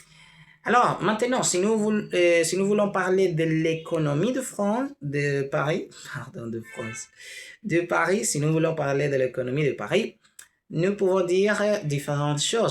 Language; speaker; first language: French; non-native, learner; Spanish